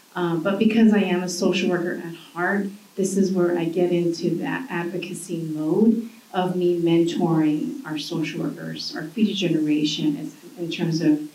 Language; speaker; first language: English; early bilingual, other home language; Spanish